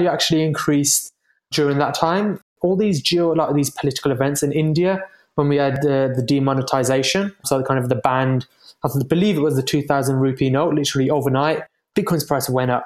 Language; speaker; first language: English; native; English